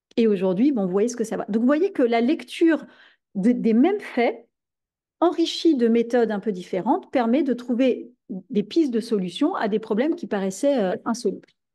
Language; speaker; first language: French; native; French